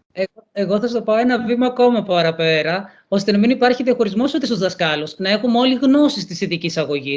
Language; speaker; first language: Greek; native; Greek